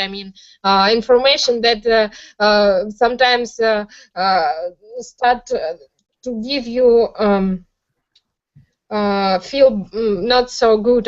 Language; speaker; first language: English; non-native, learner; Russian